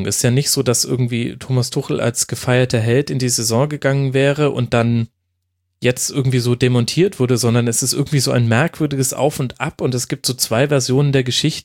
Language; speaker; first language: German; native; German